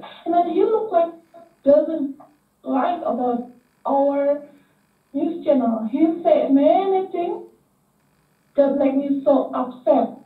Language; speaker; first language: English; non-native, learner; Indonesian